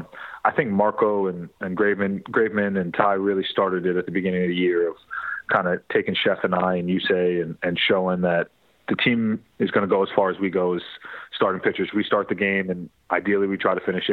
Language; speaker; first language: English; native; English